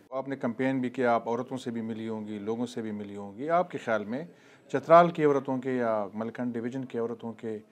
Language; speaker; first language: Urdu; native; Urdu